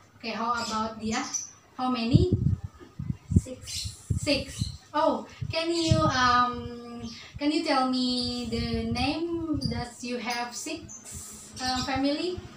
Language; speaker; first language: English; non-native, learner; Indonesian